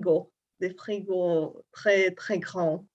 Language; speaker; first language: French; non-native, fluent; Czech